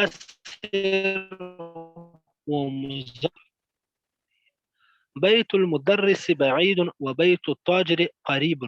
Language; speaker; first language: Arabic; non-native, learner; Pashto